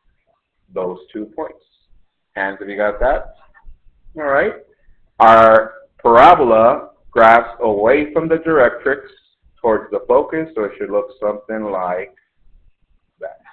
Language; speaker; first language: English; native; English